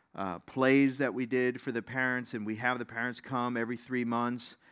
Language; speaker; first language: English; native; English